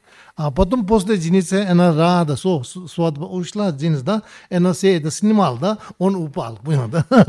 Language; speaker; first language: Russian; non-native, learner; Tibetan